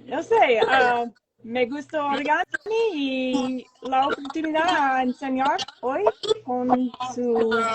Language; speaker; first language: Spanish; non-native, learner; English